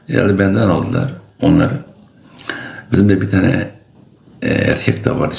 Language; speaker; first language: Turkish; non-native, local second language; Kurdish